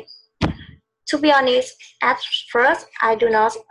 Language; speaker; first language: English; non-native, learner; Vietnamese